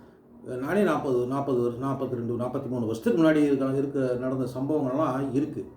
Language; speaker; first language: Tamil; native; Tamil